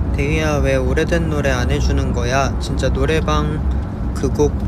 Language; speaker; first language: Korean; early bilingual, heritage; Korean